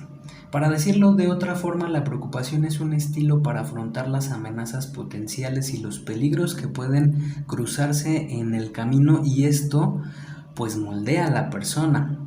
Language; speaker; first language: Spanish; native; Spanish